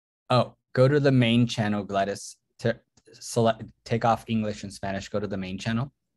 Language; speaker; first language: English; early bilingual, other home language; Spanish